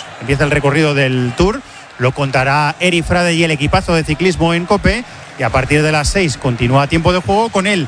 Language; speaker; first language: Spanish; native; Spanish